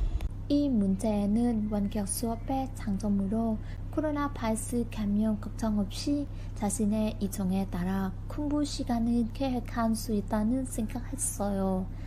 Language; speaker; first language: Korean; non-native, learner; Vietnamese